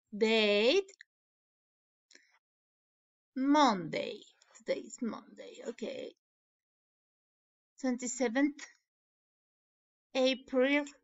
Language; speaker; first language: English; non-native, learner; Spanish